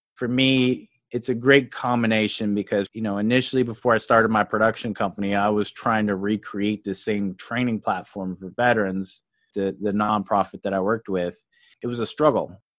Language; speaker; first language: English; native; English